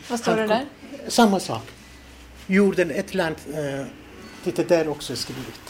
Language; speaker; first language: Swedish; non-native, fluent; Persian